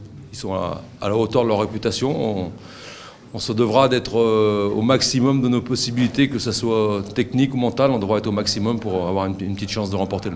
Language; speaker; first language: French; native; French